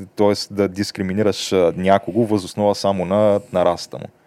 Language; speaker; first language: Bulgarian; native; Bulgarian